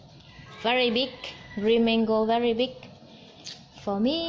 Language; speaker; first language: English; non-native, learner; Vietnamese